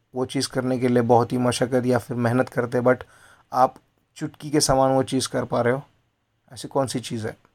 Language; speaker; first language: Hindi; non-native, local second language; Marathi